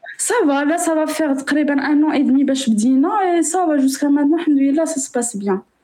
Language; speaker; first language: French; non-native, local second language; Arabic